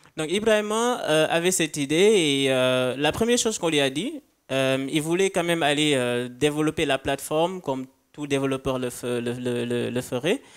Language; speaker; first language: French; non-native, local second language; Wolof